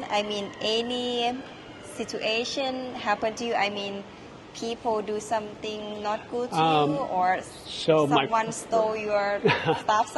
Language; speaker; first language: English; non-native, learner; Thai